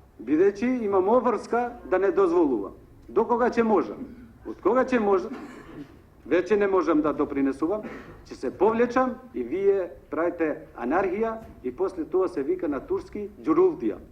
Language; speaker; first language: Macedonian; non-native, local second language; Albanian